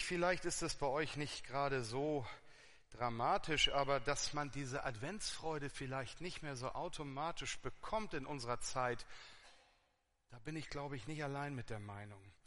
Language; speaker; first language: German; native; German